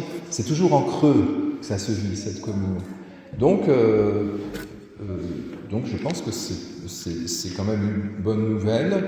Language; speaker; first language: French; native; French